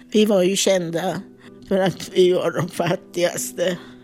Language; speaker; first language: Swedish; non-native, fluent; Italian